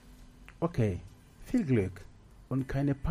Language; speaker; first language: German; non-native, learner; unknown